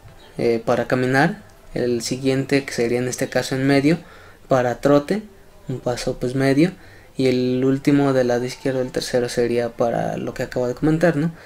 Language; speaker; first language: Spanish; native; Spanish